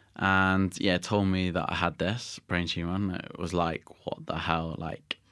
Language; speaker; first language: English; native; English